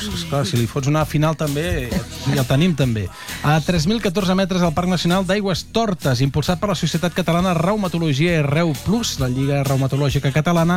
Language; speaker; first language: Catalan; native; Catalan